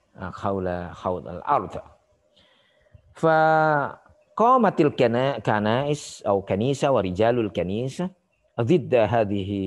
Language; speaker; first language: Arabic; non-native, fluent; Indonesian